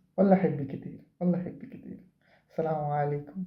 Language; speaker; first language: Arabic; non-native, learner; Bangla